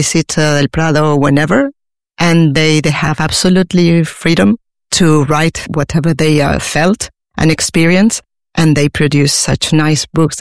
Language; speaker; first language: English; non-native, fluent; Spanish